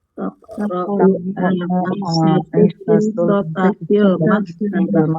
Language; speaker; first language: Arabic; non-native, learner; Indonesian